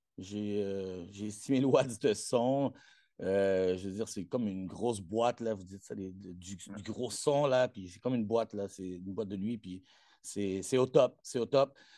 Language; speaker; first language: French; non-native, fluent; Spanish